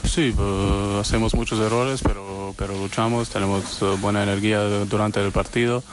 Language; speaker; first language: Spanish; non-native, learner; Slovenian